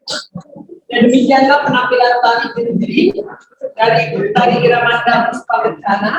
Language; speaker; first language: Indonesian; native; Indonesian